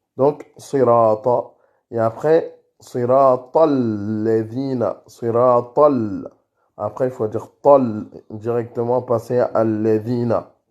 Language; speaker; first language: French; native; French